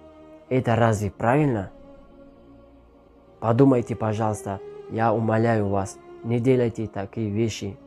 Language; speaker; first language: Russian; non-native, learner; Tajik